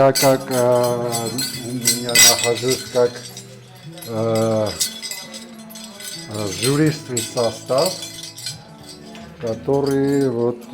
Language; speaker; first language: Russian; non-native, local second language; Armenian